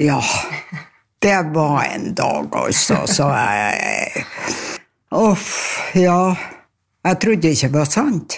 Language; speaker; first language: Norwegian; native; Norwegian